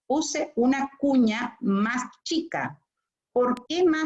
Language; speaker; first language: Spanish; native; Spanish